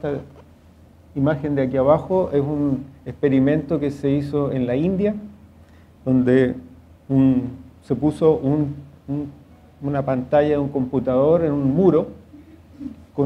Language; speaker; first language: Spanish; native; Spanish